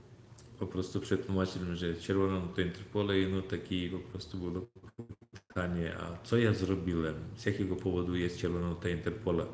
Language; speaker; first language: Polish; non-native, learner; Turkmen